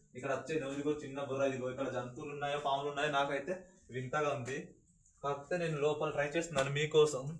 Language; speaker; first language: Telugu; non-native, local second language; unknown